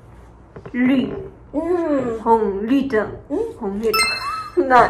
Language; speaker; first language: Chinese; non-native, fluent; Korean